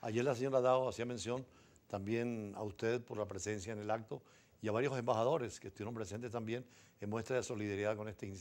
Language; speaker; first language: Spanish; native; Spanish